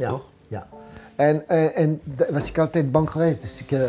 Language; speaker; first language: Dutch; non-native, fluent; French